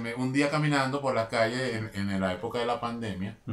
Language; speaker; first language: Spanish; native; Spanish